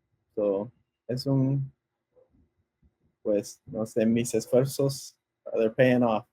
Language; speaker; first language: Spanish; early bilingual, heritage; English